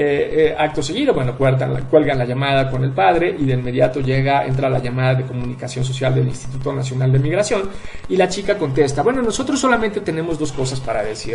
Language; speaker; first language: Spanish; native; Spanish